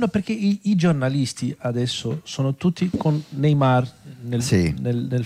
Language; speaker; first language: Italian; non-native, fluent; Portuguese